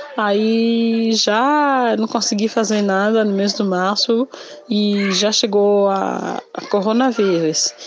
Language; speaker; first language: Portuguese; non-native, fluent; Lingala